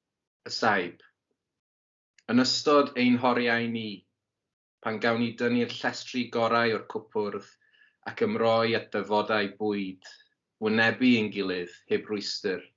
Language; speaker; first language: Welsh; native; Welsh